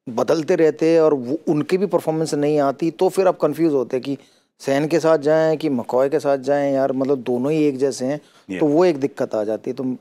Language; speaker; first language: Hindi; native; Hindi